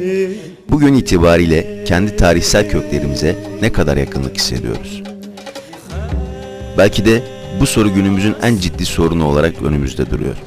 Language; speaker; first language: Turkish; native; Turkish